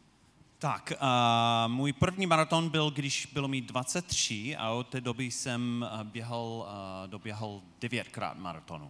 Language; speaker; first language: Czech; non-native, fluent; English